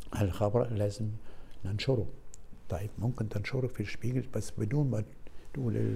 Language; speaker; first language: Arabic; non-native, fluent; German